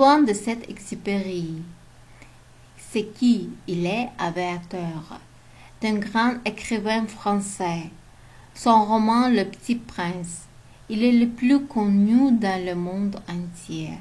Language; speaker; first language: French; non-native, learner; Uzbek